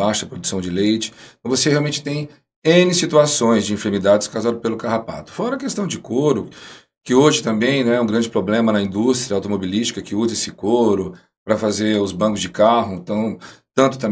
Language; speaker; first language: Portuguese; native; Portuguese